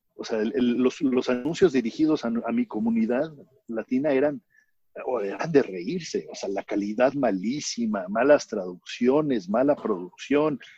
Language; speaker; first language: Spanish; native; Spanish